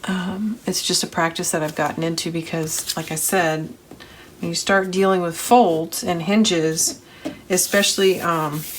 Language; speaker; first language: English; native; English